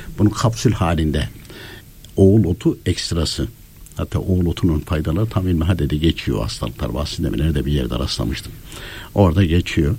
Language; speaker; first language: Turkish; native; Turkish